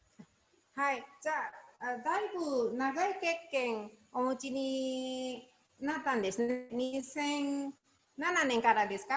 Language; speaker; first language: Japanese; non-native, learner; Indonesian